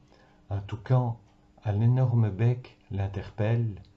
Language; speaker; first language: French; native; French